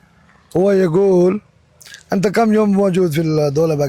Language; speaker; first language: Arabic; non-native, learner; Punjabi